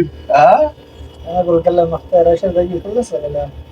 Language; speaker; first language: Arabic; non-native, learner; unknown